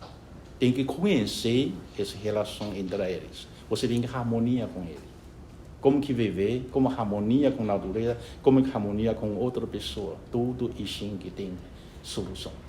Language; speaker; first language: Portuguese; non-native, fluent; Chinese